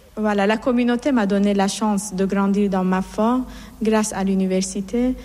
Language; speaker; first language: French; non-native, fluent; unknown